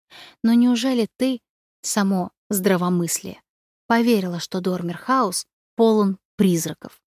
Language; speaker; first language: Russian; native; Russian